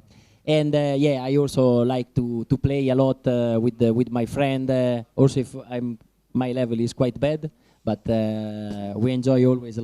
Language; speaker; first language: English; non-native, learner; Italian